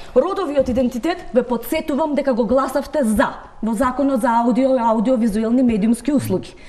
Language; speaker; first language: Macedonian; native; Macedonian